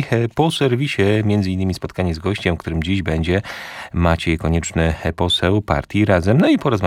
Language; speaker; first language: Polish; native; Polish